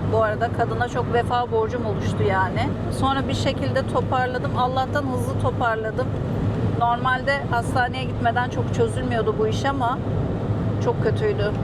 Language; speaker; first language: Turkish; native; Turkish